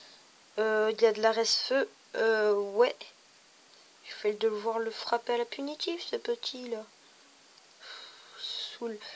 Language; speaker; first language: French; native; French